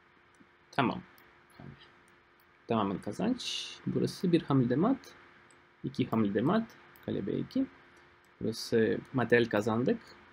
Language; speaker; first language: Turkish; non-native, fluent; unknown